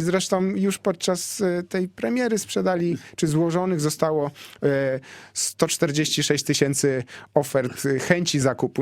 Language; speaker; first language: Polish; native; Polish